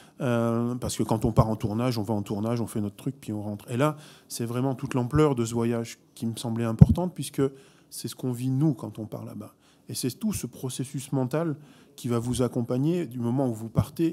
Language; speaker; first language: French; native; French